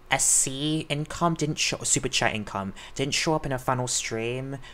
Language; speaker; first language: English; native; English